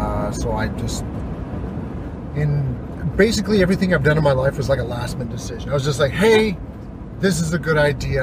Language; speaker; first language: English; native; English